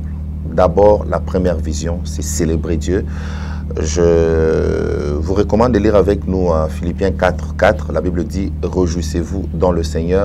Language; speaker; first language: French; non-native, local second language; Swahili